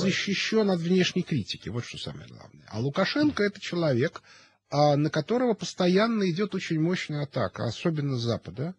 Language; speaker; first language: Russian; native; Russian